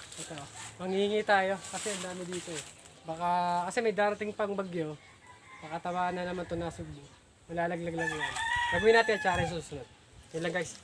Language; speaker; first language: Filipino; native; Filipino